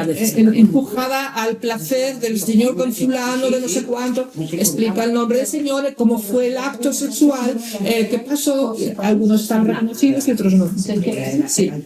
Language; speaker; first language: Spanish; native; Spanish